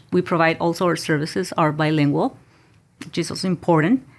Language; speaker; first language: English; non-native, fluent; Spanish